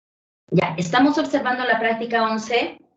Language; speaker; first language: Spanish; native; Spanish